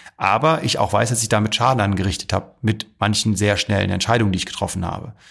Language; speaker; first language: German; early bilingual, other home language; Arabic